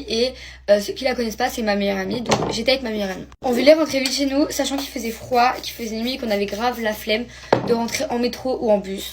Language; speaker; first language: French; native; French